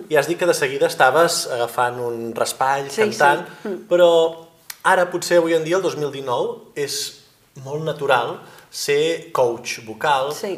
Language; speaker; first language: Catalan; native; Catalan